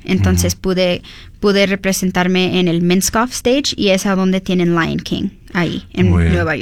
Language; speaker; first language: Spanish; early bilingual, heritage; Spanish